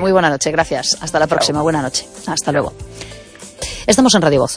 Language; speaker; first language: Spanish; native; Spanish